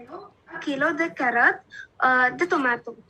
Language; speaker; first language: French; non-native, learner; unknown